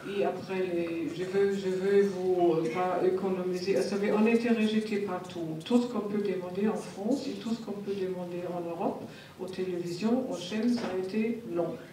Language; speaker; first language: French; non-native, fluent; German